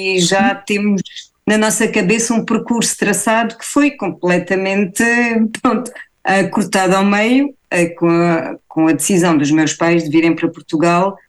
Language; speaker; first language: Portuguese; early bilingual, heritage; Portuguese